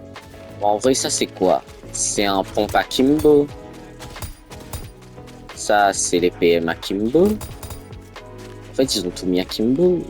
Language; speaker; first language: French; native; French